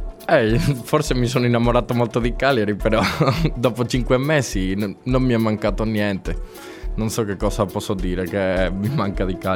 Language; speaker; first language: Italian; non-native, learner; Spanish